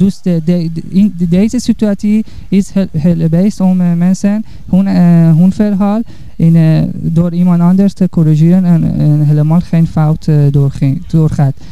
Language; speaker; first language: Dutch; non-native, learner; Persian